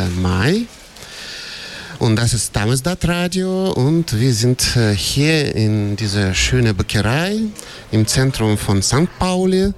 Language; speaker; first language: German; non-native, fluent; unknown